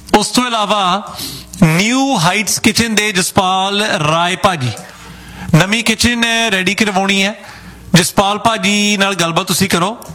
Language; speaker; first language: Punjabi; native; Punjabi